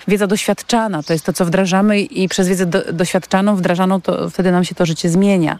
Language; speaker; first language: Polish; native; Polish